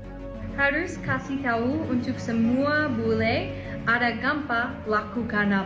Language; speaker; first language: Indonesian; non-native, learner; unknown